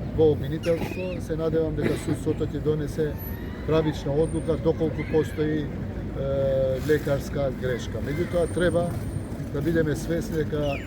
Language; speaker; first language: Macedonian; non-native, local second language; Albanian